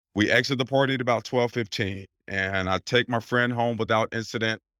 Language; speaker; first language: English; native; English